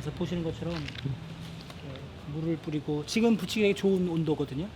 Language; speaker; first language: Korean; native; Korean